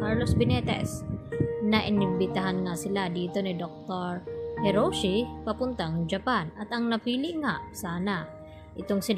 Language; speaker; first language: Filipino; native; Filipino